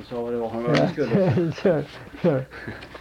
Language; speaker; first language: Swedish; native; Swedish